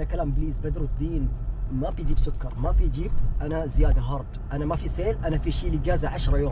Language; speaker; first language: Arabic; non-native, learner; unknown